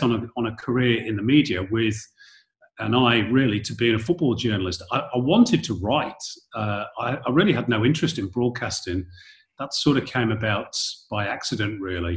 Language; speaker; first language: English; native; English